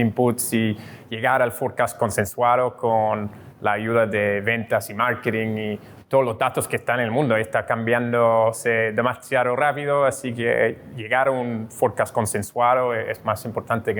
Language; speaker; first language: Spanish; non-native, fluent; English